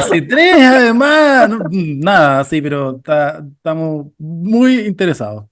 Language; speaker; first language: Spanish; native; Spanish